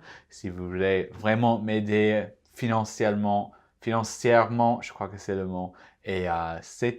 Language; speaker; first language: French; non-native, fluent; English